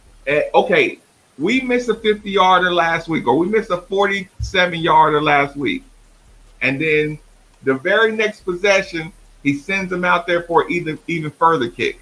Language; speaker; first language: English; native; English